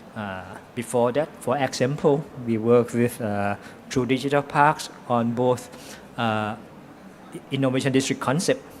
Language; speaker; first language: English; non-native, fluent; Thai